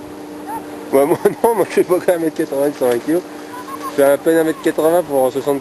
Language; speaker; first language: French; native; French